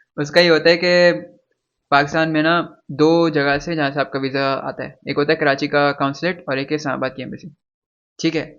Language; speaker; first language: Urdu; native; Urdu